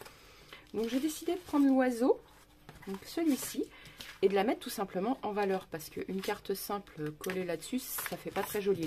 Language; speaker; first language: French; native; French